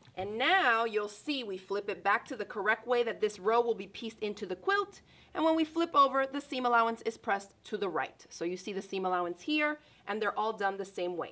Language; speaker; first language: English; native; English